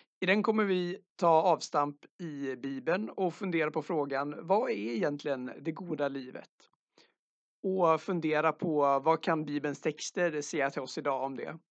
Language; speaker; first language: Swedish; native; Swedish